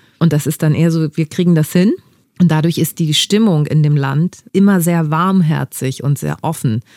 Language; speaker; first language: German; early bilingual, other home language; Greek